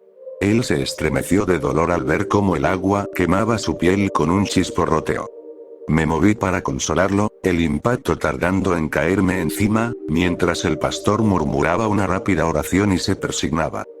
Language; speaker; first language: Spanish; native; Spanish